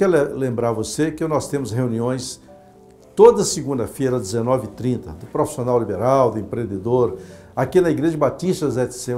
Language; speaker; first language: Portuguese; native; Portuguese